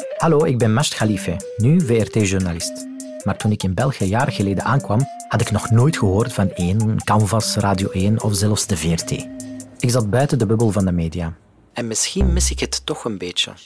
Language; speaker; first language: Dutch; non-native, fluent; Arabic